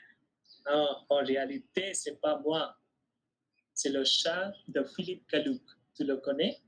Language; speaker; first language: French; non-native, fluent; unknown